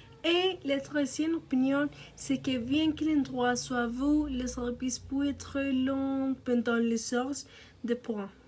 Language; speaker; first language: French; non-native, learner; Spanish